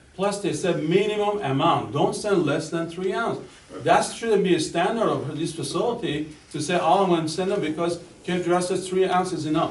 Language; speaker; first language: English; native; English